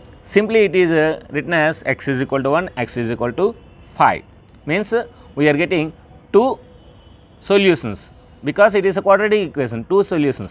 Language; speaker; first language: English; non-native, local second language; Telugu